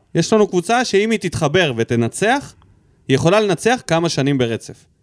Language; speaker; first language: Hebrew; early bilingual, other home language; Russian